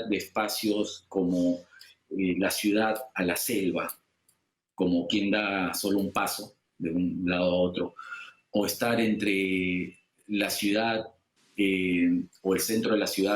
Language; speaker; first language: Spanish; native; Spanish